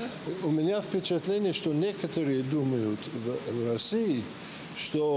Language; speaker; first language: Russian; non-native, fluent; English